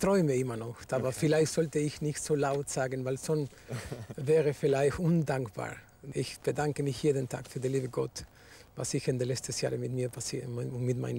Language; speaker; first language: German; non-native, fluent; Spanish